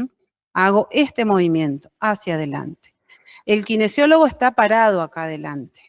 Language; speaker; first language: Spanish; native; Spanish